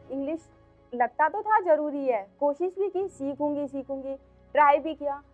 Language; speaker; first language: Hindi; native; Hindi